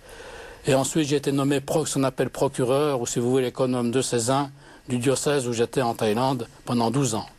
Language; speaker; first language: French; native; French